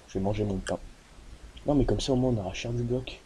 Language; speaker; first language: French; native; French